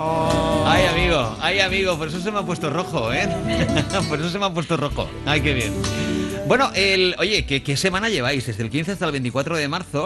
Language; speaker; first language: Spanish; native; Spanish